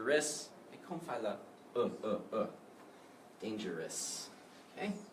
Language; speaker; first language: Vietnamese; non-native, fluent; English